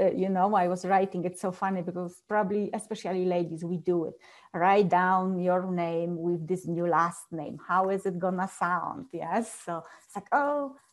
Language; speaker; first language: English; non-native, fluent; Polish